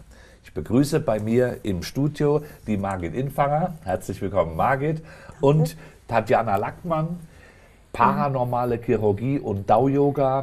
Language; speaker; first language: German; native; German